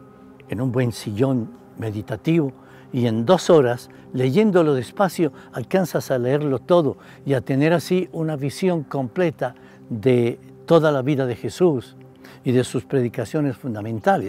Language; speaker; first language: Spanish; native; Spanish